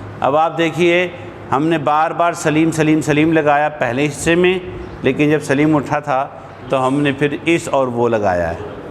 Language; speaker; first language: Urdu; native; Urdu